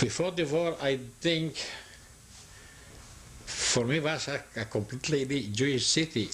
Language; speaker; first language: English; non-native, learner; Yiddish